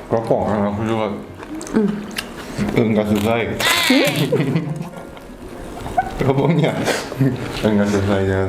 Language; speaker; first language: Indonesian; non-native, learner; Korean